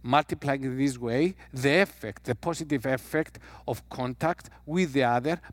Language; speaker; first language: English; non-native, fluent; Greek